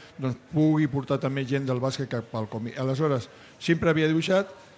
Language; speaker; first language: Catalan; non-native, local second language; Spanish